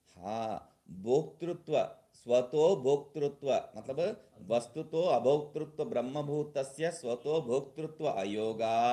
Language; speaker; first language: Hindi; non-native, local second language; Tamil